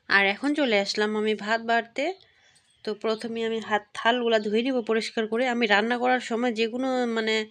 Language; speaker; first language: Bangla; non-native, local second language; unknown